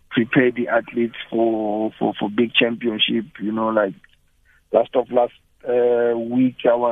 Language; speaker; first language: English; non-native, local second language; Tswana